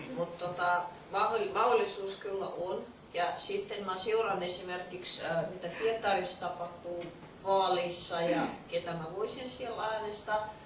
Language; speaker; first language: Finnish; non-native, fluent; Russian